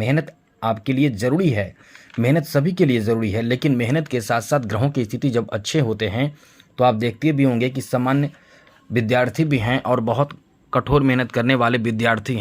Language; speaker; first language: Hindi; native; Hindi